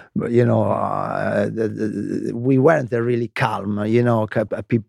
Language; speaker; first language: English; non-native, learner; Italian